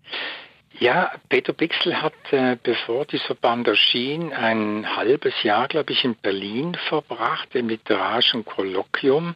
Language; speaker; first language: German; native; German